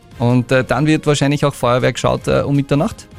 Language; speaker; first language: German; native; German